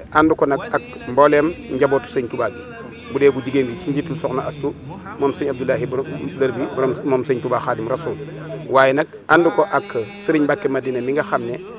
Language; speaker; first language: Wolof; native; Wolof